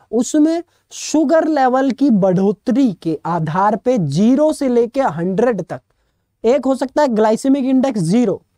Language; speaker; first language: Hindi; native; Hindi